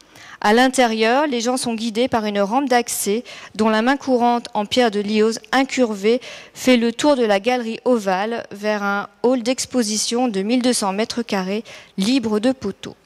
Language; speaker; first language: French; native; French